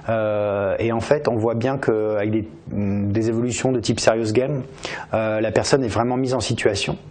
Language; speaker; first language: French; native; French